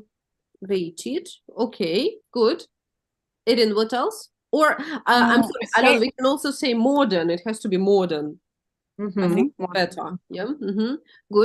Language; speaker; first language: English; non-native, fluent; Russian